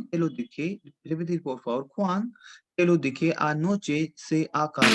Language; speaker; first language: Spanish; non-native, fluent; Hindi